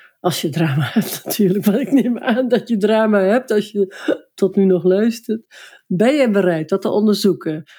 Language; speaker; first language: Dutch; native; Dutch